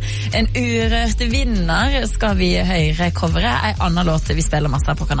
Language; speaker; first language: Norwegian; native; Norwegian